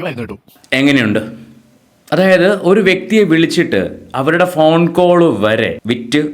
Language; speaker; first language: Malayalam; native; Malayalam